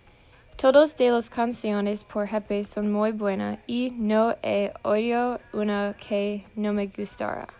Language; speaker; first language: Spanish; non-native, learner; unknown